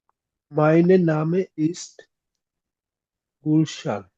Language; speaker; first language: German; non-native, learner; Hindi